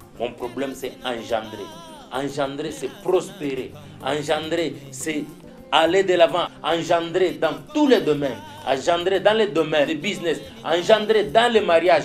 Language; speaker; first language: French; non-native, local second language; Lingala